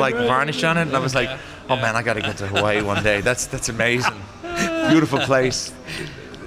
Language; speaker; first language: English; native; English